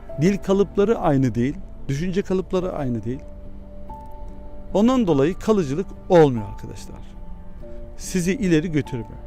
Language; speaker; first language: Turkish; early bilingual, heritage; Turkish